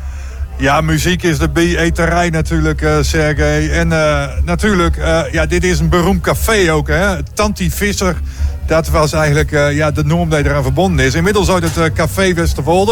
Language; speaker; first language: Dutch; native; Dutch